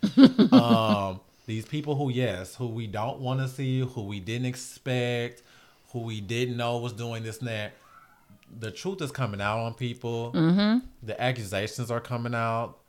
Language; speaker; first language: English; native; English